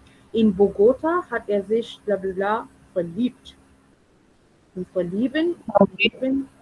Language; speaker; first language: German; non-native, fluent; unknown